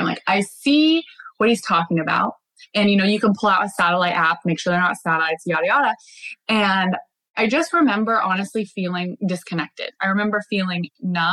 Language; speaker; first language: English; native; English